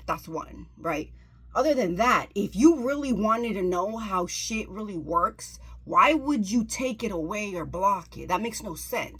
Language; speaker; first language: English; native; English